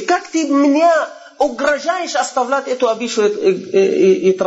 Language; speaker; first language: Russian; non-native, fluent; Arabic